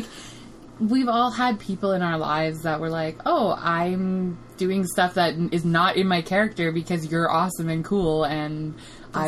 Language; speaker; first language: English; native; English